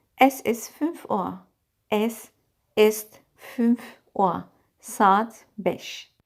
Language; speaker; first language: German; non-native, fluent; Turkish